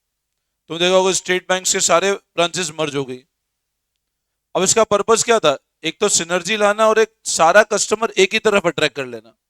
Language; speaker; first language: Hindi; native; Hindi